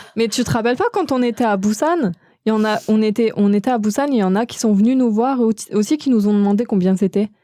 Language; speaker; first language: French; native; French